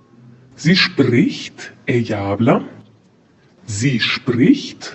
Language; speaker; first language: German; non-native, fluent; Spanish